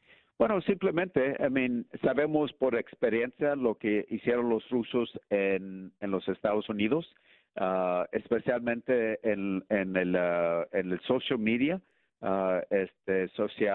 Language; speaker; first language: Spanish; early bilingual, heritage; Spanish